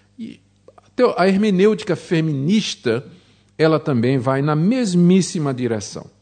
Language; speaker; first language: Portuguese; native; Portuguese